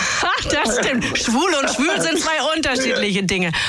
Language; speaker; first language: German; native; German